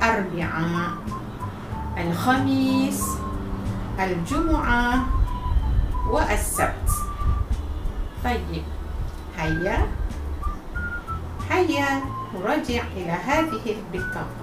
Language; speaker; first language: Arabic; non-native, fluent; Malay